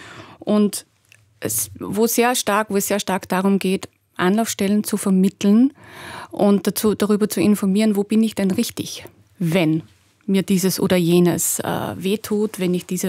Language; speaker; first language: German; native; German